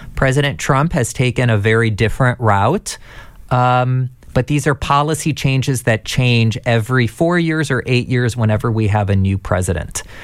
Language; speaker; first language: English; native; English